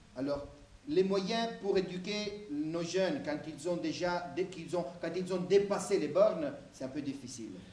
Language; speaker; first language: French; native; French